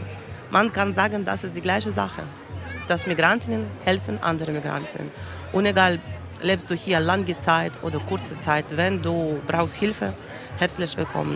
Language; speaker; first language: German; non-native, learner; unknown